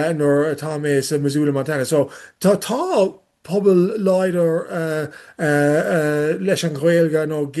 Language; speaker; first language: Irish; non-native, learner; English